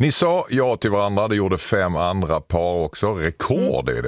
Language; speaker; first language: Swedish; native; Swedish